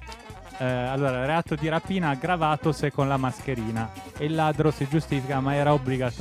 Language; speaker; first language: Italian; native; Italian